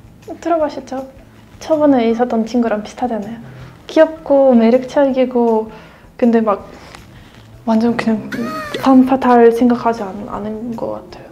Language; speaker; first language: Korean; non-native, fluent; Russian